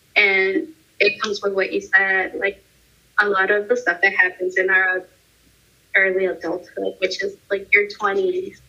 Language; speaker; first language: English; early bilingual, other home language; Spanish